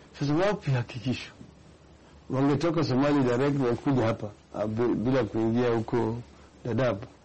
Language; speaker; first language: Swahili; non-native, local second language; Luo (Kenya and Tanzania)